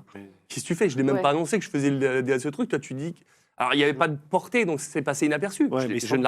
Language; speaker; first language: French; native; French